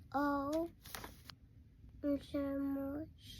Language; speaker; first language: French; non-native, learner; Hmong